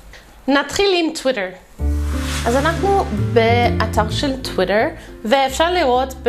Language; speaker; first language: Hebrew; non-native, fluent; English